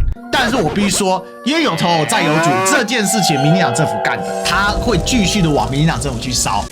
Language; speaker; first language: Chinese; native; Chinese